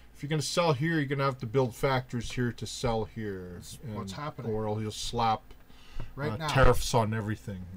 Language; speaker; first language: English; native; English